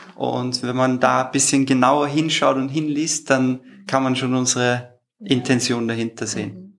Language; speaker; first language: German; early bilingual, other home language; Turkish